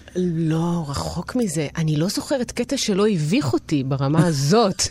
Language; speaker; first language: Hebrew; early bilingual, other home language; Italian